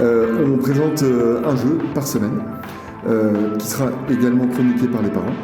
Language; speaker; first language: French; native; French